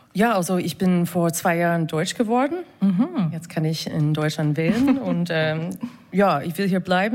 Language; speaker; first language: German; non-native, fluent; English